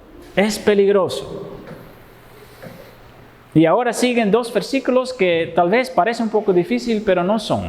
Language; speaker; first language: Spanish; non-native, fluent; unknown